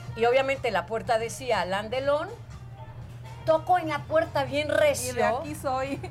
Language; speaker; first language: Spanish; non-native, fluent; Hebrew